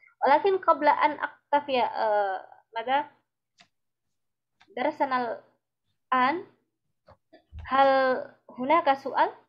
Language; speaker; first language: Arabic; non-native, fluent; Indonesian